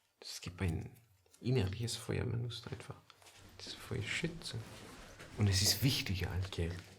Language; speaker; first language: German; non-native, fluent; Persian